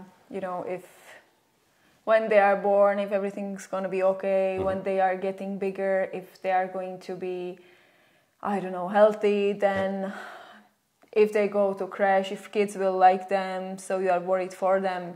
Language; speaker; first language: English; non-native, fluent; Czech